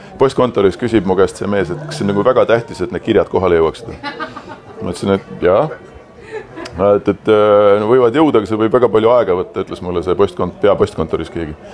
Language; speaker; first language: Estonian; native; Estonian